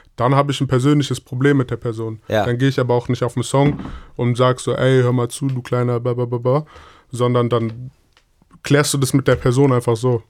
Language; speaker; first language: German; native; German